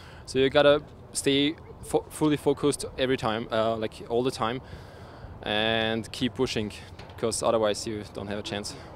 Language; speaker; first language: English; non-native, fluent; German